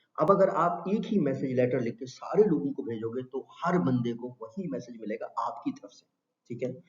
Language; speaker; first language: Urdu; non-native, local second language; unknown